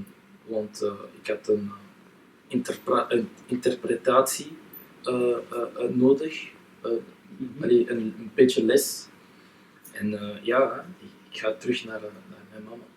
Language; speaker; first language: Dutch; non-native, local second language; French